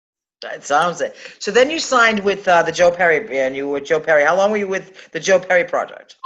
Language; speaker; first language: English; native; English